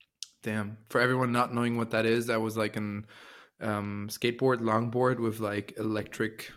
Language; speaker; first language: English; non-native, fluent; French